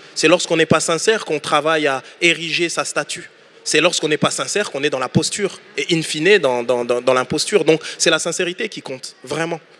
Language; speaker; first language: French; native; French